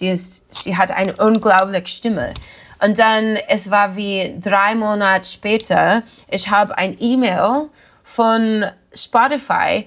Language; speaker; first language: German; non-native, learner; English